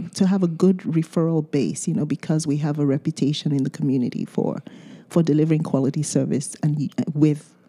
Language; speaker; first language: English; non-native, local second language; Yoruba